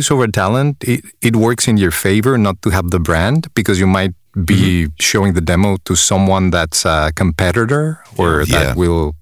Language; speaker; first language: English; non-native, fluent; Spanish